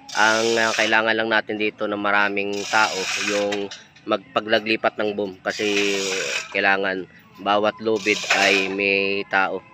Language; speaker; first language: Filipino; native; Filipino